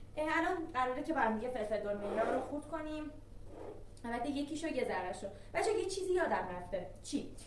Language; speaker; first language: Persian; non-native, local second language; Azerbaijani